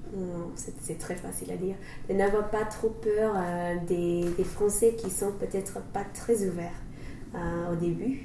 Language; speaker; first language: French; non-native, fluent; English